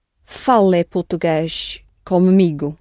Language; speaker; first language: Portuguese; non-native, learner; English